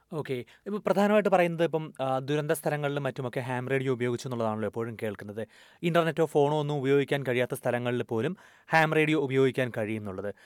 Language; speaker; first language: Malayalam; native; Malayalam